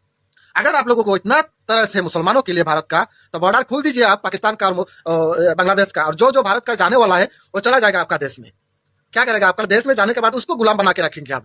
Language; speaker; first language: Hindi; non-native, local second language; Bangla